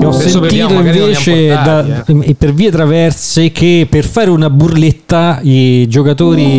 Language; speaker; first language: Italian; native; Italian